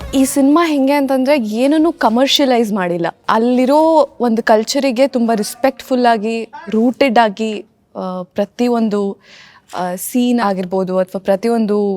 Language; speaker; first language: Kannada; native; Kannada